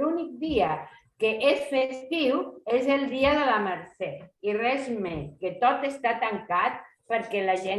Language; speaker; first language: Catalan; non-native, fluent; Spanish